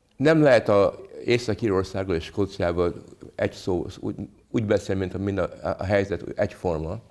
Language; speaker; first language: Hungarian; early bilingual, other home language; English